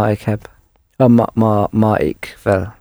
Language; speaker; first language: Dutch; non-native, learner; English